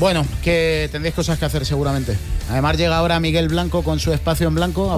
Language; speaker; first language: Spanish; native; Spanish